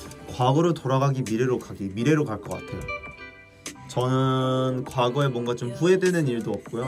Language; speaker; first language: Korean; early bilingual, heritage; Korean